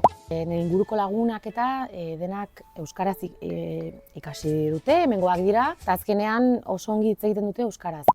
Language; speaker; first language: Basque; early bilingual, other home language; Bulgarian